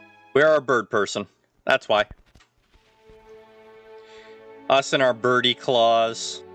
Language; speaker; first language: English; native; English